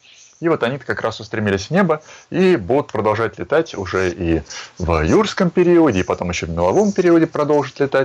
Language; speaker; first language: Russian; native; Russian